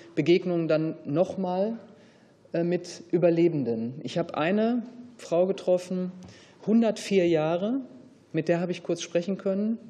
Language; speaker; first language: German; native; German